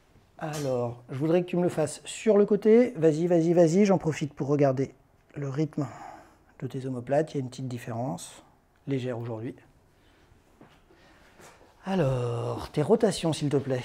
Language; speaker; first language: French; native; French